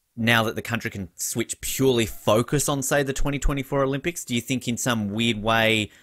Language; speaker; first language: English; native; English